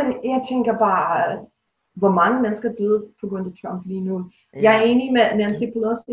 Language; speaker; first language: Danish; non-native, fluent; English